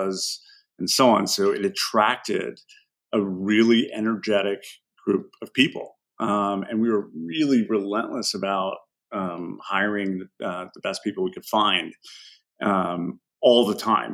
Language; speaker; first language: English; non-native, fluent; Arabic